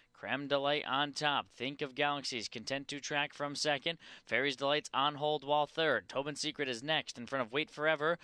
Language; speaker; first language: English; native; English